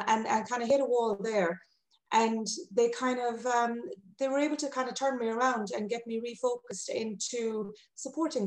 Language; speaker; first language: English; native; English